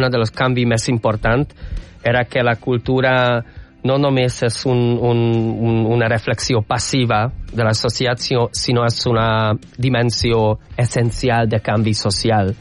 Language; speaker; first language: Catalan; non-native, fluent; Spanish